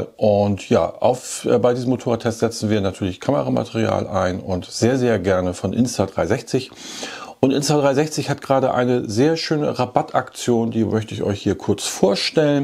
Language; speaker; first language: German; native; German